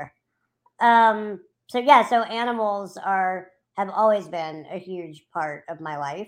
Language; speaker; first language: English; native; English